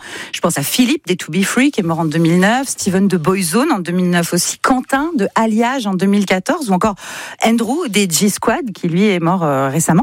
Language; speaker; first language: French; native; French